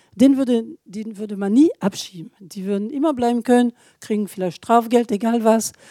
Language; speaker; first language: German; non-native, fluent; French